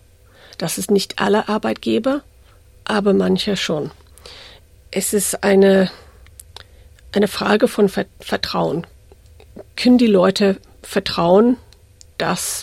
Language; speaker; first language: German; non-native, fluent; English